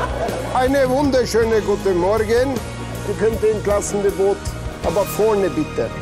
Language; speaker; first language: German; non-native, learner; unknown